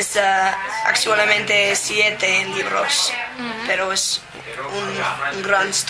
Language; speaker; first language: Spanish; non-native, learner; English